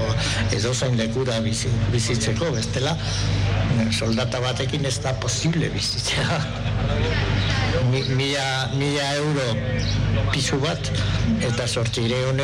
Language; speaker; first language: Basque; non-native, local second language; Spanish